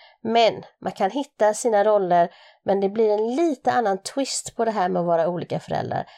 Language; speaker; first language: Swedish; early bilingual, other home language; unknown